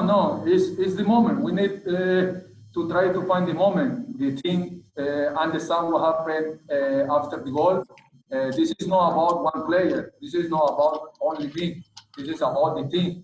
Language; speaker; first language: English; non-native, learner; Spanish